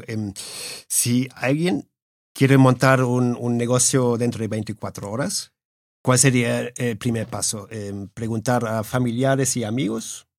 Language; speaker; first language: Spanish; early bilingual, heritage; Spanish